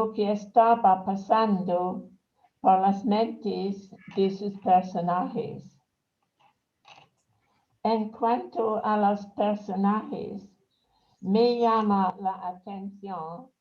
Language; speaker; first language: Spanish; non-native, fluent; English